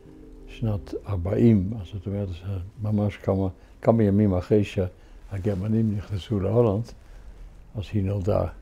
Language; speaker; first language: Hebrew; non-native, fluent; Dutch